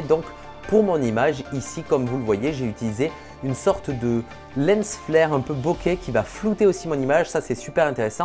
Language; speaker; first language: French; native; French